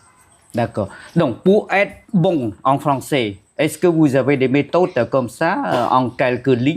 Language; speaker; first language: French; non-native, fluent; Khmer